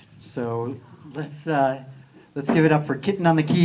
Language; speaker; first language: English; native; English